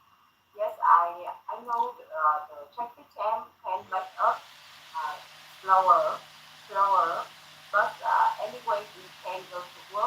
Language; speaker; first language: English; non-native, learner; Thai